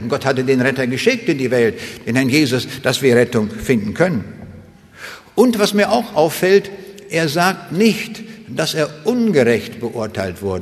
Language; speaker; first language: German; native; German